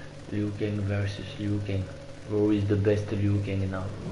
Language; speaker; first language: English; non-native, learner; French